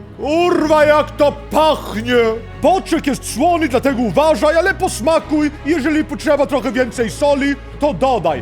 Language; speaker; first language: Polish; non-native, learner; Swedish